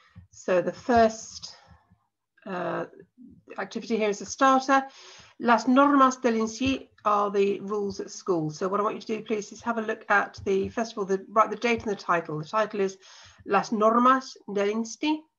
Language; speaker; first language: English; native; English